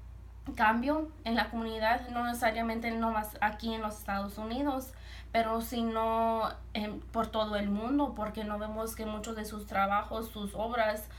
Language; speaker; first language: Spanish; early bilingual, heritage; Spanish